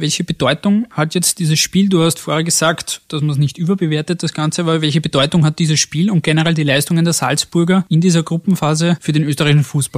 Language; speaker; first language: German; native; German